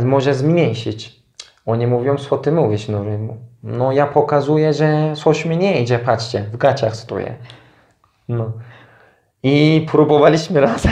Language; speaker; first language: Polish; non-native, fluent; Turkish